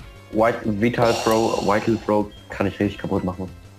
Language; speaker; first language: German; native; German